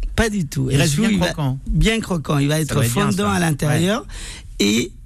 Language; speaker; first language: French; non-native, fluent; Spanish